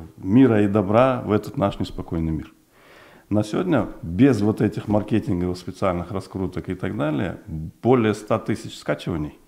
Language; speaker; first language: Russian; non-native, local second language; Uzbek